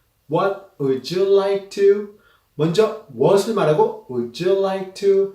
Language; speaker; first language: English; non-native, fluent; Korean